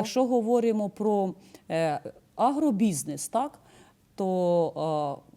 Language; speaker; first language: Ukrainian; native; Ukrainian